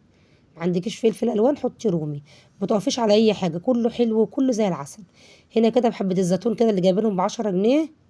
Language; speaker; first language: Arabic; native; Arabic